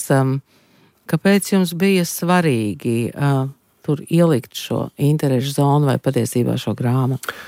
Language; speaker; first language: Latvian; native; Latvian